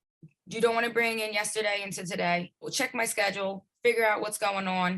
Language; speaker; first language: English; native; English